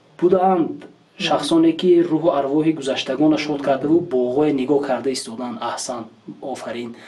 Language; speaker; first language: Tajik; native; Tajik